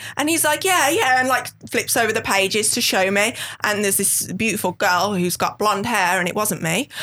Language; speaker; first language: English; native; English